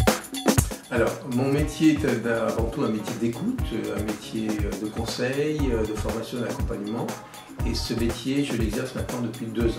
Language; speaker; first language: French; native; French